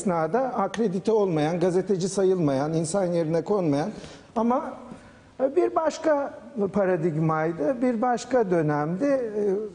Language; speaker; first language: Turkish; native; Turkish